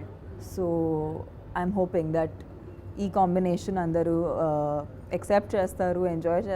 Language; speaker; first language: Telugu; non-native, fluent; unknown